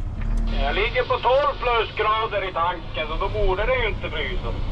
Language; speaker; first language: Swedish; native; Swedish